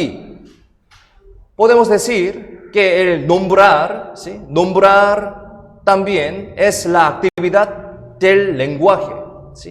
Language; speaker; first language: Spanish; non-native, fluent; Korean